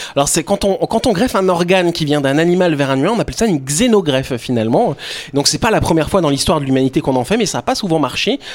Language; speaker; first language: French; native; French